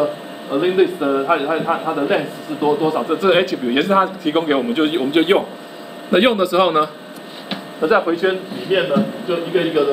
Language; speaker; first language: Chinese; native; Chinese